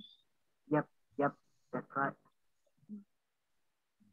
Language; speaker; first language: English; non-native, learner; Indonesian